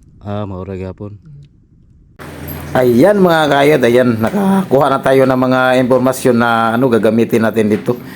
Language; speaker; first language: Filipino; non-native, local second language; Cebuano